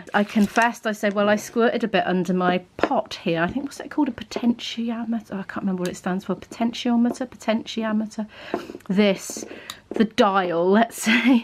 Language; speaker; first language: English; native; English